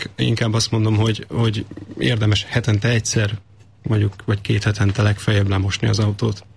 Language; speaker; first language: Hungarian; native; Hungarian